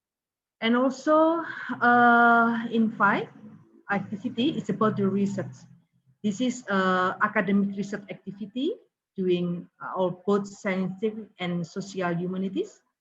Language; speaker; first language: English; non-native, learner; Indonesian